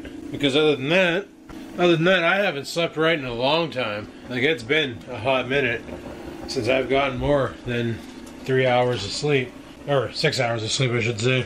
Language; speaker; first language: English; native; English